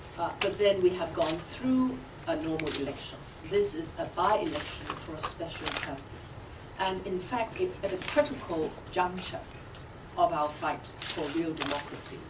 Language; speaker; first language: English; non-native, local second language; Chinese